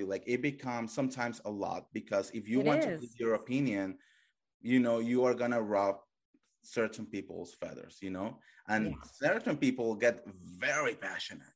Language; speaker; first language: English; non-native, fluent; Spanish